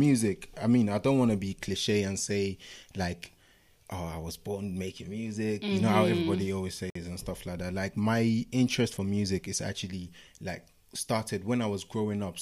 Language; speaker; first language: English; non-native, local second language; Yoruba